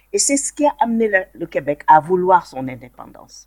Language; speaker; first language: French; non-native, local second language; Wolof